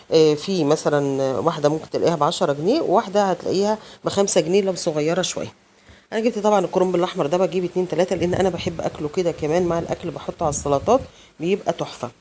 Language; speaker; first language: Arabic; native; Arabic